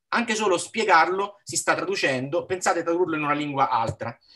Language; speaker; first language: Italian; native; Italian